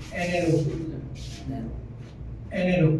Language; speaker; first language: Spanish; non-native, learner; Hindi